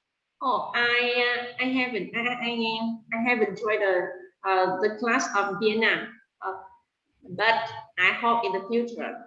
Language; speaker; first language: English; non-native, fluent; Vietnamese